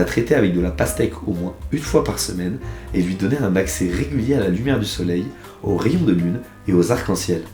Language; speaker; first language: French; native; French